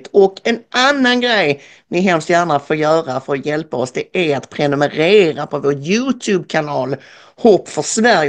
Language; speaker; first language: Swedish; native; Swedish